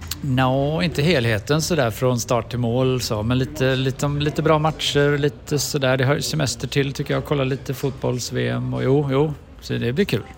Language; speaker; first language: Swedish; native; Swedish